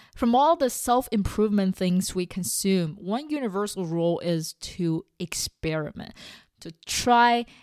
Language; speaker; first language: English; non-native, fluent; Chinese